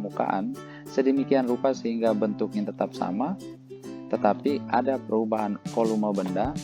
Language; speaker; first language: Indonesian; native; Indonesian